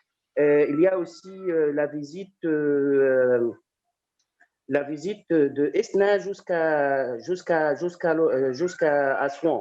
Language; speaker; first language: French; non-native, fluent; Arabic